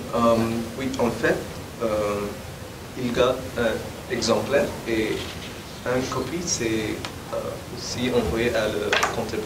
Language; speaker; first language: French; non-native, learner; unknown